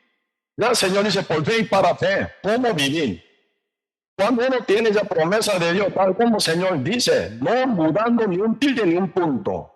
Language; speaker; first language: Spanish; non-native, learner; Korean